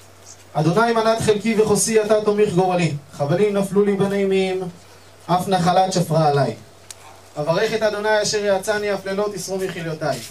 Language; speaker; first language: Hebrew; native; Hebrew